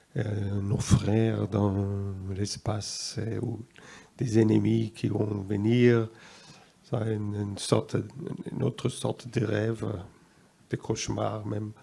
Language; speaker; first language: French; non-native, fluent; German